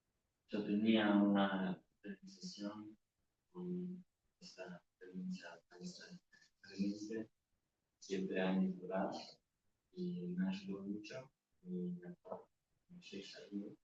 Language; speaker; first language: Spanish; non-native, learner; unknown